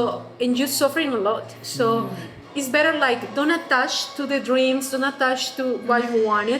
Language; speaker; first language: English; non-native, fluent; Spanish